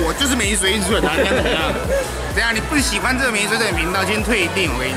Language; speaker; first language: Chinese; native; Chinese